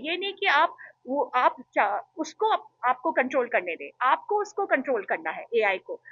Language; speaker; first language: Hindi; native; Hindi